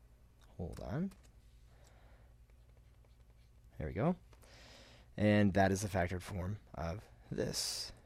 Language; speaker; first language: English; native; English